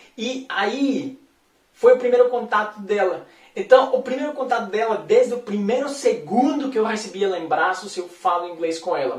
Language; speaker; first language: Portuguese; non-native, fluent; Spanish